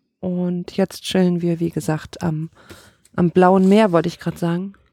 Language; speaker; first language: German; native; German